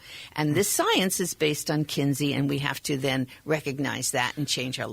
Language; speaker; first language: English; native; English